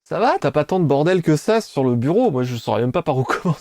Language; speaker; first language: French; native; French